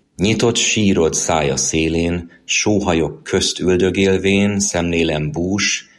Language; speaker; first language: Hungarian; native; Hungarian